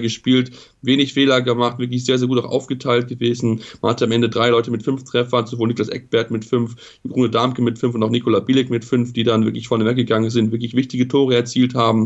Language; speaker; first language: German; native; German